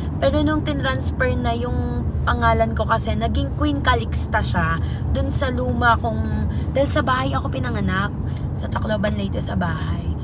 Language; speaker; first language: Filipino; non-native, local second language; Waray